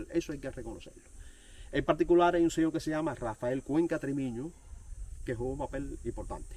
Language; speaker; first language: Spanish; native; Spanish